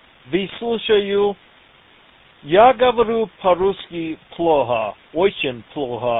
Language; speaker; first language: Russian; non-native, learner; English